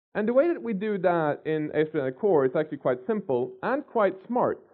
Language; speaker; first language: English; non-native, fluent; Swedish